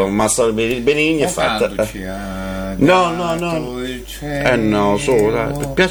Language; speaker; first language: Italian; native; Italian